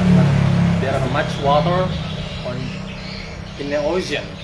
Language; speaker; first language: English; non-native, learner; Indonesian